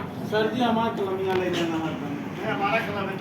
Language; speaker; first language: Hindi; native; Hindi